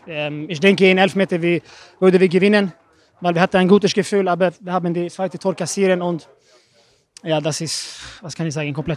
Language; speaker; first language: German; non-native, learner; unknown